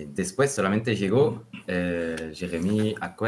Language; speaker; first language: Spanish; non-native, learner; French